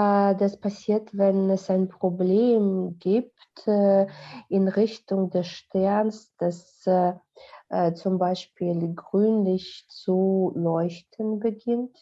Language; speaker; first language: German; non-native, fluent; Russian